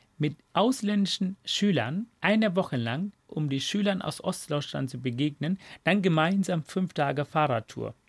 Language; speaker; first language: German; non-native, fluent; Tamil